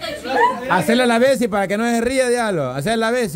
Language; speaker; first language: Spanish; native; Spanish